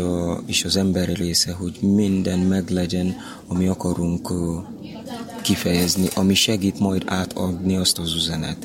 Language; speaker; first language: Hungarian; non-native, learner; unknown